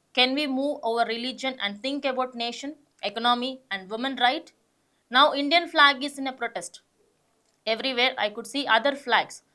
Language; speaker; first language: English; non-native, local second language; Telugu